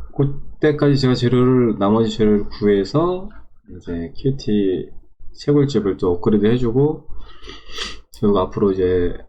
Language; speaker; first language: Korean; native; Korean